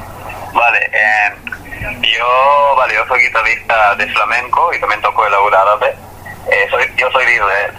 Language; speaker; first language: Spanish; non-native, fluent; Hebrew